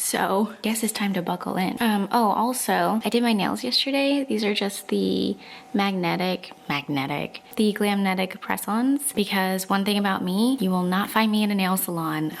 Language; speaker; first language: English; native; English